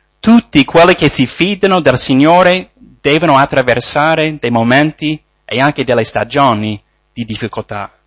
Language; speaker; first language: Italian; non-native, fluent; English